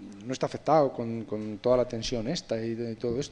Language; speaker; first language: Spanish; native; Spanish